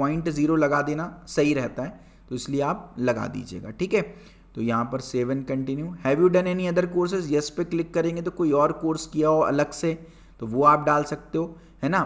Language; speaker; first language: Hindi; native; Hindi